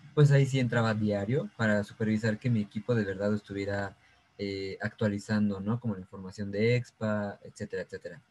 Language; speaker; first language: Spanish; native; Spanish